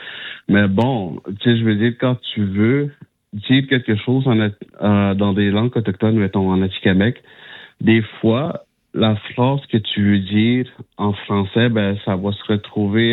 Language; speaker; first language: French; non-native, local second language; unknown